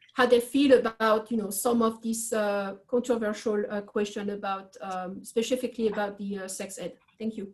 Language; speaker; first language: English; non-native, fluent; French